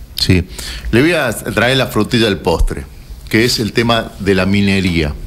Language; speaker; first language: Spanish; native; Spanish